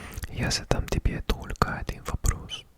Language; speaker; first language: Russian; non-native, learner; English